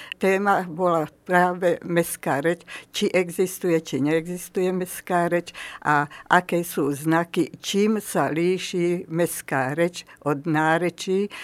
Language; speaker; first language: Slovak; native; Slovak